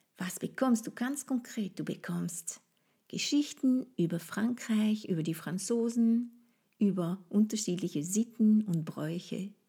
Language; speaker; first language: German; non-native, fluent; French